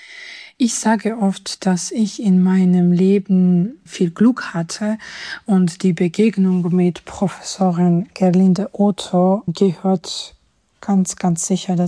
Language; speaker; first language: German; non-native, fluent; Georgian